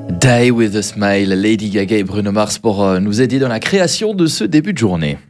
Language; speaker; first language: French; native; French